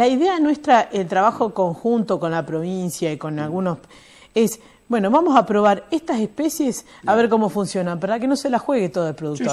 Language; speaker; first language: Spanish; native; Spanish